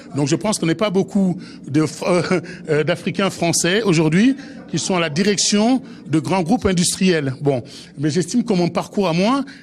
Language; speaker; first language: French; native; French